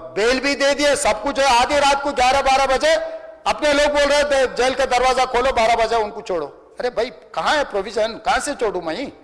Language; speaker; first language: Hindi; non-native, local second language; Telugu